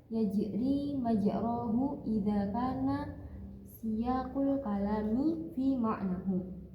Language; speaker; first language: Arabic; non-native, learner; Indonesian